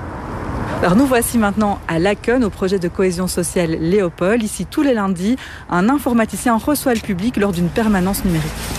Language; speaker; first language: French; native; French